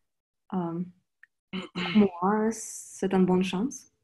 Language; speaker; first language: French; non-native, learner; Russian